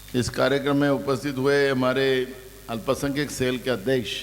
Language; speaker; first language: Hindi; non-native, local second language; Marathi